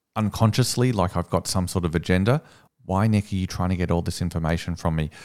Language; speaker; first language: English; native; English